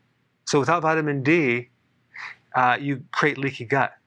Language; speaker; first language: English; native; English